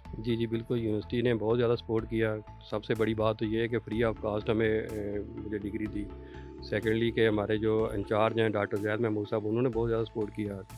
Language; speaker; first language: Urdu; non-native, local second language; Punjabi